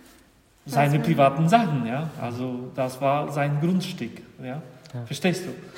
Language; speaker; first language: German; non-native, fluent; Polish